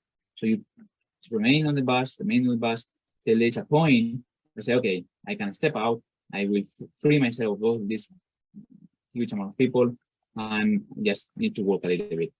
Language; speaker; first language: English; non-native, fluent; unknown